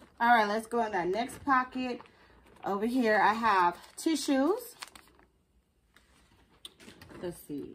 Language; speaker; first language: English; native; English